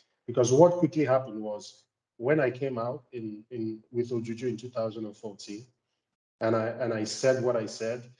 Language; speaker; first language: English; non-native, local second language; Igbo